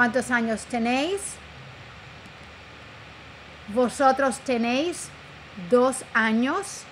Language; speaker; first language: Spanish; non-native, fluent; English